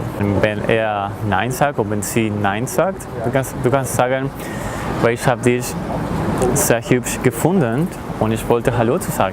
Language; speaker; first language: German; non-native, learner; Spanish